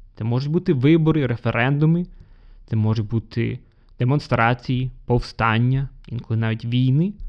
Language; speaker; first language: Ukrainian; non-native, local second language; Russian